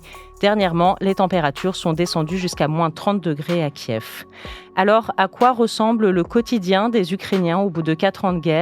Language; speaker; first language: French; native; French